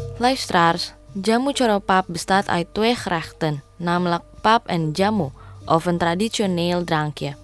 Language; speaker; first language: Dutch; non-native, fluent; Indonesian